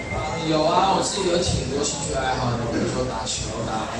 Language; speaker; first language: Chinese; native; Chinese